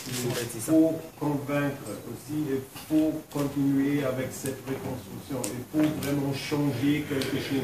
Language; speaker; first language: French; non-native, fluent; German